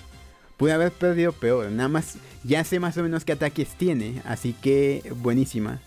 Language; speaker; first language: Spanish; native; Spanish